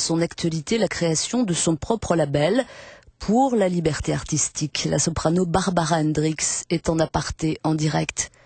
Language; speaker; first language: French; native; French